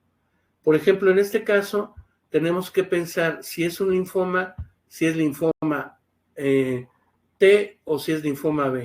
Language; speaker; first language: Spanish; native; Spanish